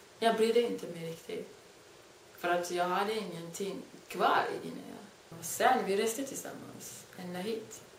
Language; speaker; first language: Swedish; non-native, fluent; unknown